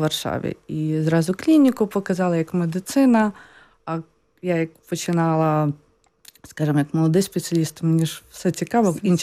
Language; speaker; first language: Ukrainian; native; Ukrainian